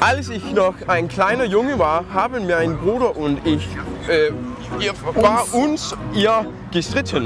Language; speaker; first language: German; non-native, learner; Danish